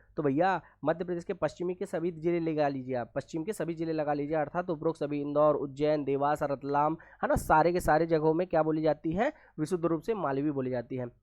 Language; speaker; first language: Hindi; native; Hindi